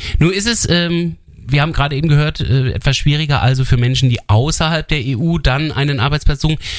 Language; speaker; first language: German; native; German